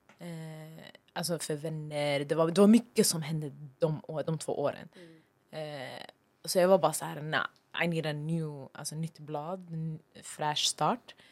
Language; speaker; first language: Swedish; early bilingual, other home language; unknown